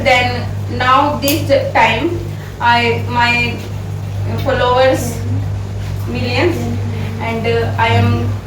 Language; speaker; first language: English; non-native, learner; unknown